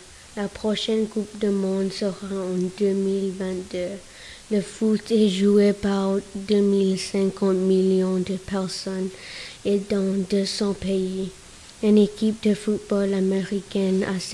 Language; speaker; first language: French; non-native, learner; English